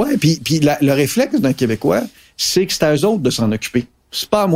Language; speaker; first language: French; native; French